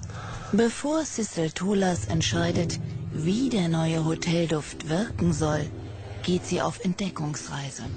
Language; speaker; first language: German; native; German